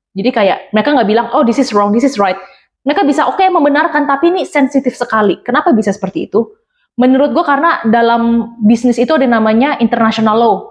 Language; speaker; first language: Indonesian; native; Indonesian